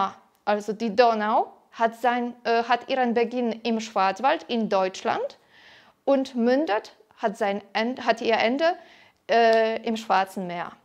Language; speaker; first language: German; non-native, fluent; Polish